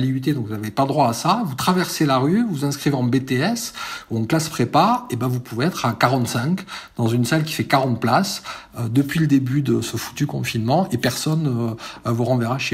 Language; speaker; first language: French; native; French